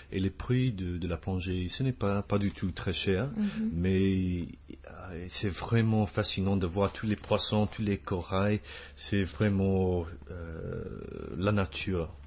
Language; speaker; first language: French; non-native, fluent; English